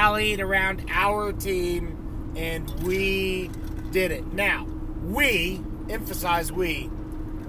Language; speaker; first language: English; native; English